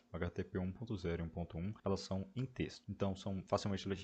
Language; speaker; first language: Portuguese; native; Portuguese